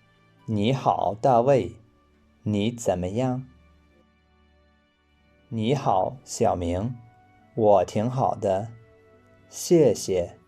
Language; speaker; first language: Chinese; non-native, fluent; English